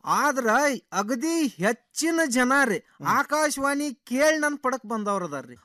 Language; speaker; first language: Kannada; native; Kannada